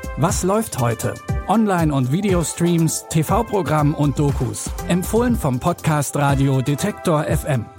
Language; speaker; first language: German; native; German